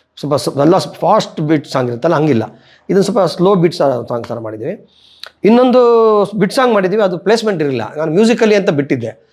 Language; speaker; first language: Kannada; native; Kannada